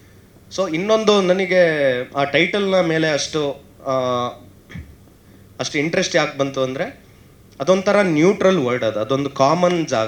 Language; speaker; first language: Kannada; native; Kannada